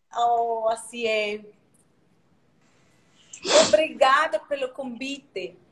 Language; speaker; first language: Portuguese; non-native, learner; Spanish